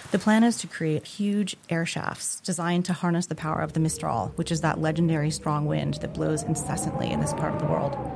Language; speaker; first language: English; native; English